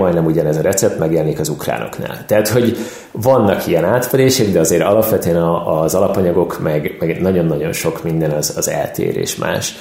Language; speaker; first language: Hungarian; native; Hungarian